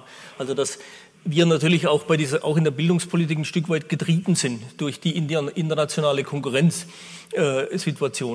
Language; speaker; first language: German; native; German